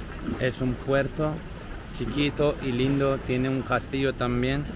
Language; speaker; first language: Spanish; non-native, learner; Turkish